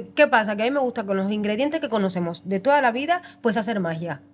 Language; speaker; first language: Spanish; native; Spanish